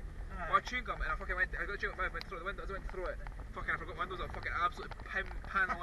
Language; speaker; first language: English; native; English